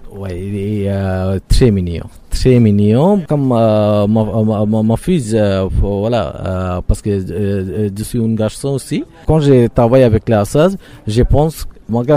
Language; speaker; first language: French; non-native, learner; Bangla